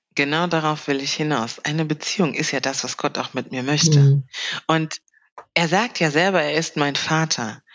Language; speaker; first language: German; native; German